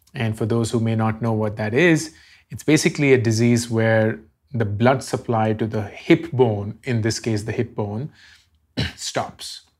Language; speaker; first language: English; non-native, local second language; Hindi